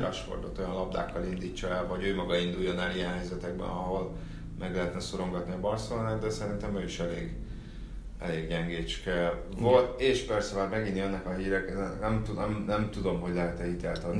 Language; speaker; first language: Hungarian; native; Hungarian